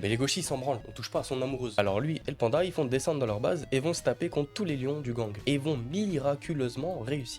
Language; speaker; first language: French; native; French